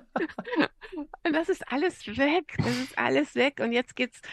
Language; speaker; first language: German; native; German